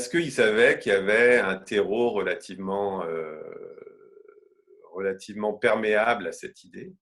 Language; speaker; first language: French; native; French